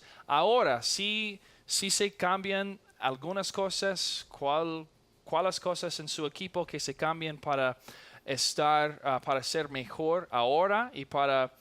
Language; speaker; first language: Spanish; non-native, learner; English